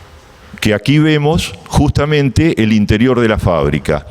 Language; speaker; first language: Spanish; native; Spanish